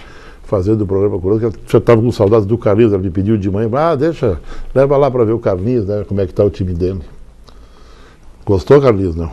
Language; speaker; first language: Portuguese; native; Portuguese